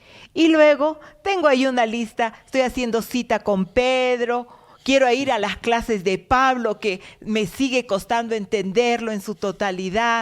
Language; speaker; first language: Spanish; native; Spanish